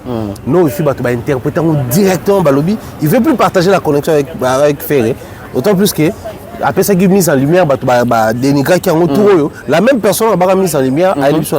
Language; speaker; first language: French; non-native, local second language; Lingala